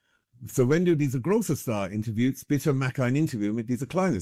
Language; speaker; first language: German; non-native, fluent; English